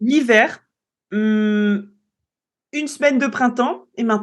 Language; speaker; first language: French; native; French